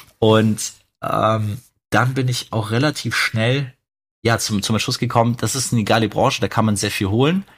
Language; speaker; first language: German; early bilingual, other home language; Russian